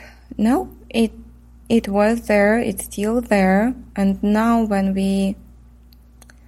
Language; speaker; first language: English; non-native, fluent; Russian